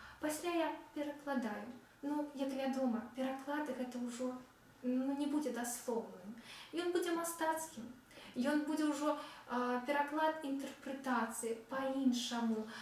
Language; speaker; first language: Belarusian; non-native, local second language; Russian